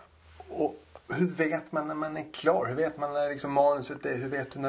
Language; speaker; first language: Swedish; native; Swedish